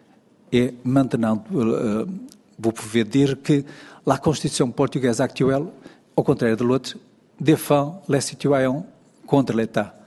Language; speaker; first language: French; non-native, fluent; Portuguese